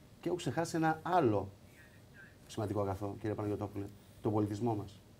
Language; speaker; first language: Greek; native; Greek